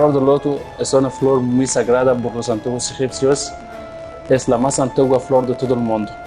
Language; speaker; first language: Spanish; non-native, fluent; Arabic